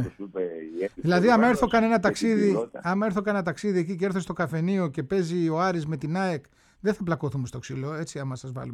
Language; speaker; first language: Greek; native; Greek